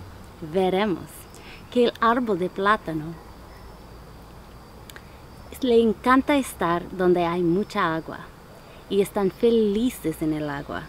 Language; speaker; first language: Spanish; non-native, learner; English